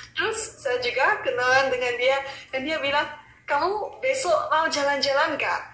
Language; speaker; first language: Malay; non-native, local second language; Chinese